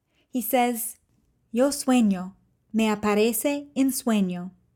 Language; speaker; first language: Spanish; non-native, fluent; English